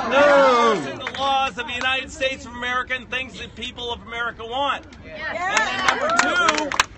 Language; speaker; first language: English; native; English